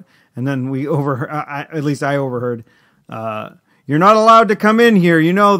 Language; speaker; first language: English; native; English